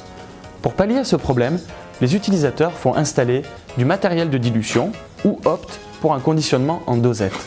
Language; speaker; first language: French; native; French